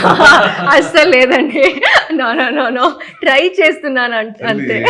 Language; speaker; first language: Telugu; non-native, local second language; Tamil